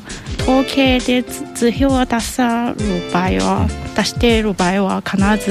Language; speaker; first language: Japanese; non-native, learner; Chinese